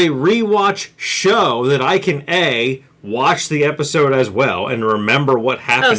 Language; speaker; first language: English; native; English